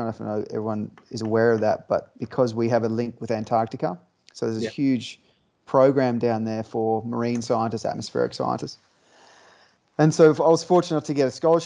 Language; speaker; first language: English; native; English